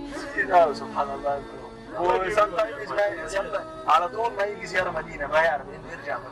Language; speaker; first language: Arabic; non-native, learner; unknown